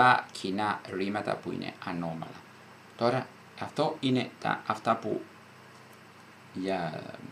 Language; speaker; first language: Greek; non-native, fluent; Italian